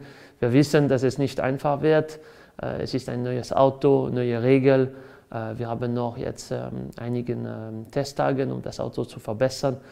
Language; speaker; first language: German; non-native, fluent; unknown